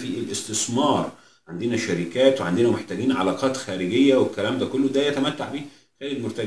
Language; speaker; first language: Arabic; native; Arabic